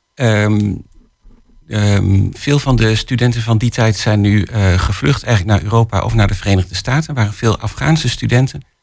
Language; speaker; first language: Dutch; native; Dutch